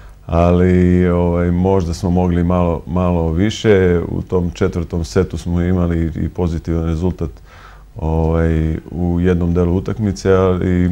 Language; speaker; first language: Serbian; native; Serbian